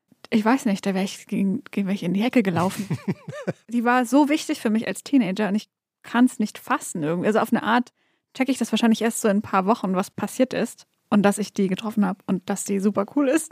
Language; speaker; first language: German; native; German